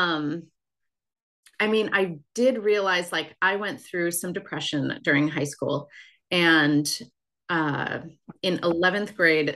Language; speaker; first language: English; native; English